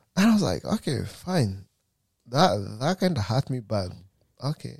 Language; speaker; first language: English; non-native, local second language; Kikuyu